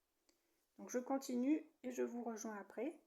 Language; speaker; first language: French; native; French